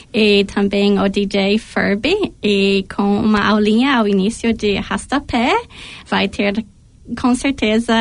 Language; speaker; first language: Portuguese; non-native, fluent; English